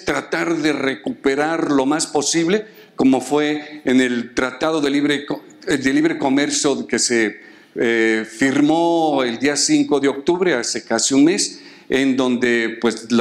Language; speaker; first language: Spanish; native; Spanish